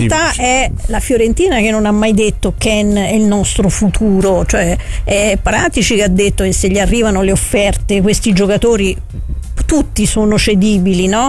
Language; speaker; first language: Italian; native; Italian